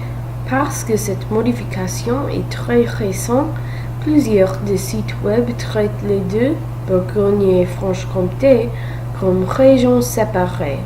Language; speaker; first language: French; non-native, learner; English